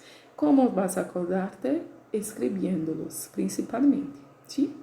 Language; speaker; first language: Spanish; non-native, learner; Portuguese